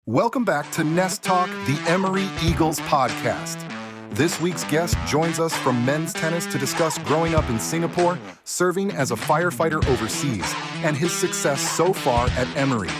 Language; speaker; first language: English; native; English